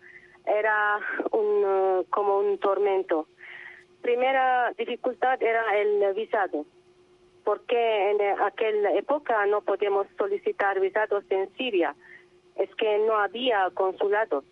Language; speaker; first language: Spanish; non-native, learner; Arabic